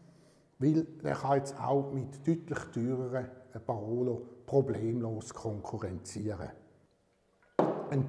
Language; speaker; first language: German; native; German